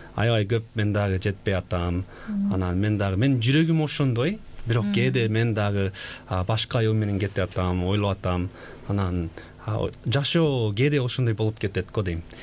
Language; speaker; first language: Kyrgyz; non-native, fluent; Korean